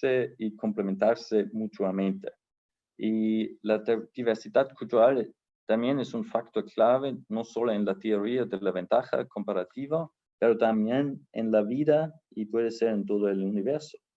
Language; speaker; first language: Spanish; non-native, fluent; German